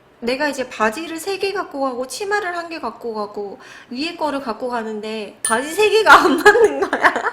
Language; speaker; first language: Korean; native; Korean